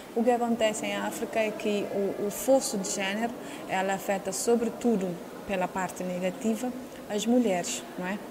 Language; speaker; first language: Portuguese; non-native, local second language; Kabuverdianu